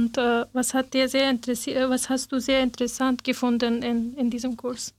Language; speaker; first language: German; non-native, learner; Persian